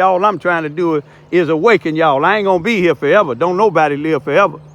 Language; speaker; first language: English; native; English